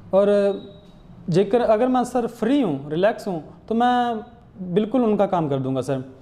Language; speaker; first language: Hindi; non-native, local second language; Punjabi